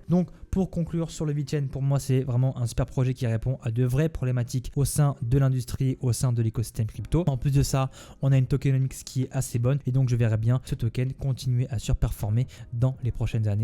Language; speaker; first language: French; native; French